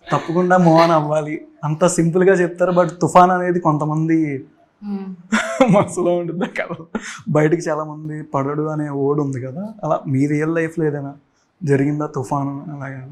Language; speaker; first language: Telugu; native; Telugu